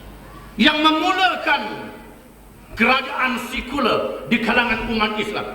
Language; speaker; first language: Malay; native; Malay